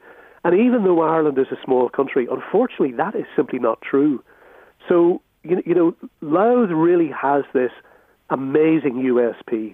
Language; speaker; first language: English; native; English